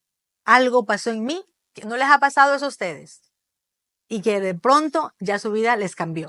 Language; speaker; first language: Spanish; native; Spanish